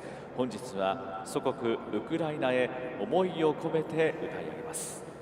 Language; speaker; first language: Japanese; native; Japanese